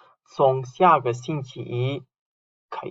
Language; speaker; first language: Chinese; non-native, fluent; Uzbek